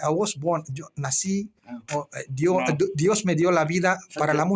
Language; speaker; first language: Spanish; non-native, fluent; Indonesian